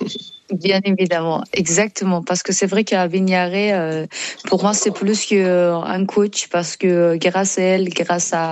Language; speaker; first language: French; non-native, learner; Persian